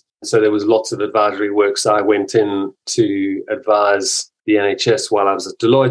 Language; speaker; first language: English; native; English